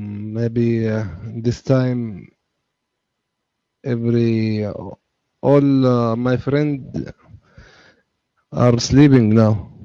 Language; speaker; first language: English; non-native, learner; Arabic